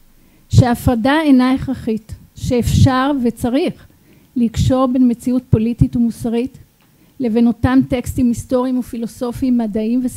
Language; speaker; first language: Hebrew; native; Hebrew